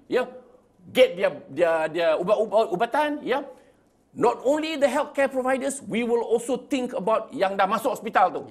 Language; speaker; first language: English; non-native, local second language; Malay